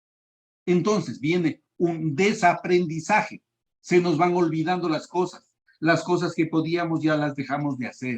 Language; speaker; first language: Spanish; native; Spanish